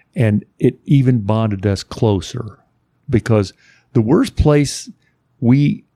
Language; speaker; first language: English; native; English